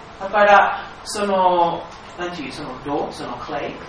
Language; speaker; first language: Japanese; non-native, fluent; English